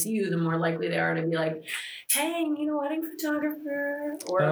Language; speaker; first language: English; early bilingual, other home language; Greek